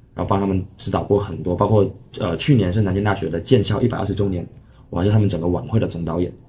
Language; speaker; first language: Chinese; non-native, local second language; Cantonese